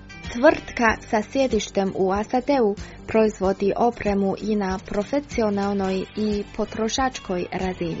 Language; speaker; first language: Croatian; non-native, fluent; Chinese